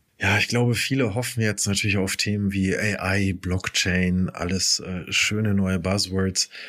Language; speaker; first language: German; native; German